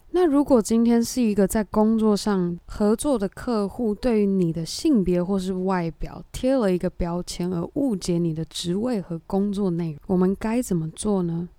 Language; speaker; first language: Chinese; native; Chinese